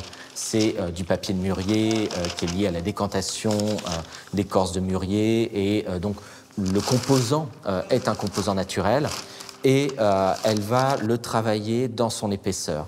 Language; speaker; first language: French; native; French